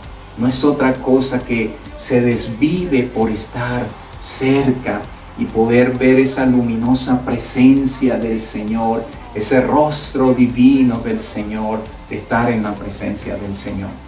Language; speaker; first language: Spanish; native; Spanish